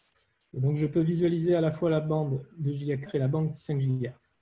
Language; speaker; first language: French; native; French